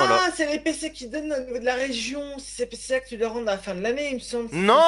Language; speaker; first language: French; native; French